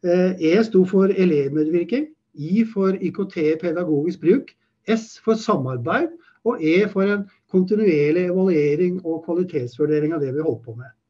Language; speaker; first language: Norwegian; native; Norwegian